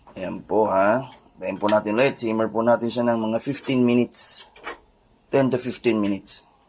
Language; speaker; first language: Filipino; native; Filipino